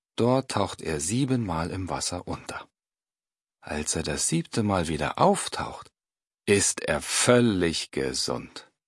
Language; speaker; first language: German; native; German